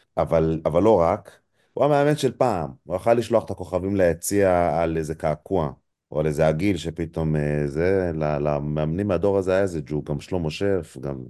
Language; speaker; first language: Hebrew; native; Hebrew